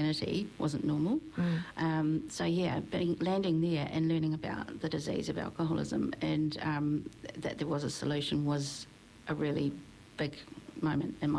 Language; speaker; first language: English; native; English